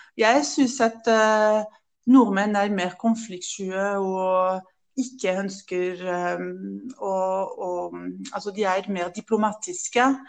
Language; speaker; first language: Norwegian; non-native, fluent; French